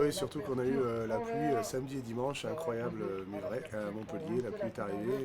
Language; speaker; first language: French; native; French